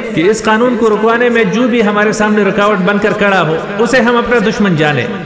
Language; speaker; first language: Urdu; non-native, local second language; Pashto